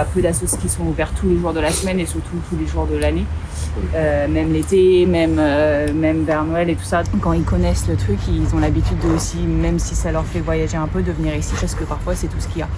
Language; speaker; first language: French; native; French